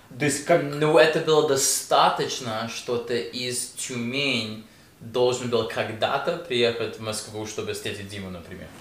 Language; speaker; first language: Russian; early bilingual, heritage; Russian